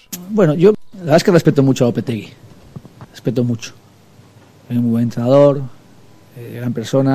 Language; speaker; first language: Spanish; native; Spanish